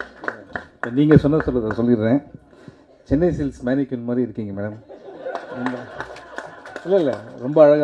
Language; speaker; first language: Tamil; native; Tamil